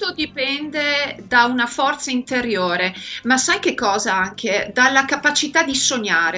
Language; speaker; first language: Italian; native; Italian